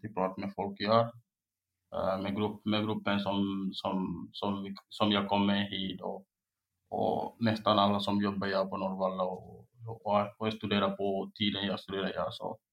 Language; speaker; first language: Swedish; non-native, fluent; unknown